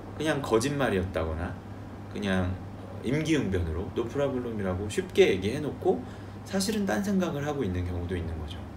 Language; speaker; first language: Korean; native; Korean